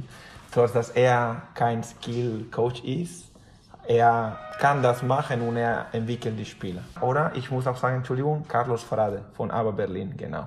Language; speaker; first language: German; non-native, fluent; Spanish